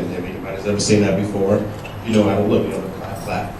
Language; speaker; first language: English; native; English